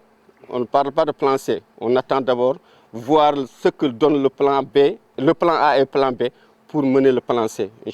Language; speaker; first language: French; non-native, local second language; Fula